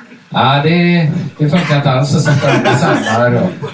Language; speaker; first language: Swedish; native; Swedish